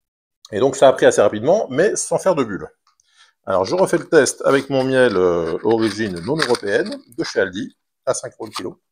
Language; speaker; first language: French; native; French